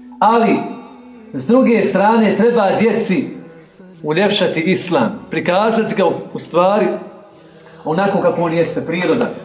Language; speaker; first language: Croatian; native; Croatian